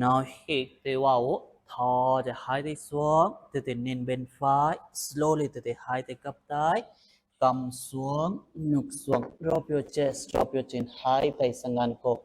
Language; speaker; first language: Vietnamese; non-native, learner; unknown